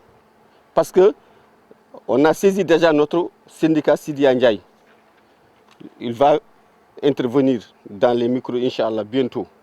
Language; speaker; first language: French; non-native, local second language; Fula